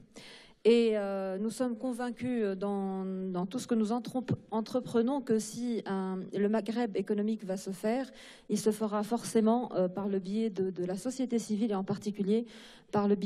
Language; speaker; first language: French; non-native, local second language; Arabic